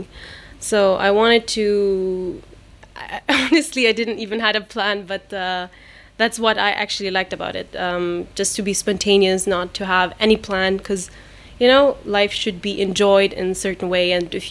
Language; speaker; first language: English; non-native, fluent; German